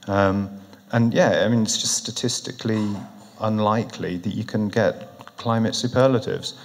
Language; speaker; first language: English; native; English